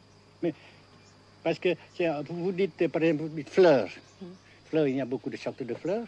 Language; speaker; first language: French; non-native, fluent; Vietnamese